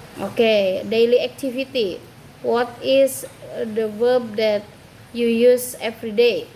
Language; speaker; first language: English; non-native, fluent; Indonesian